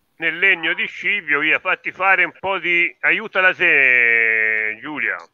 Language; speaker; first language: Italian; native; Italian